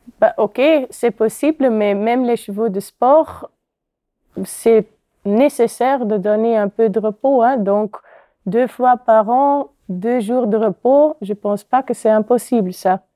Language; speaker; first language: French; non-native, local second language; Dutch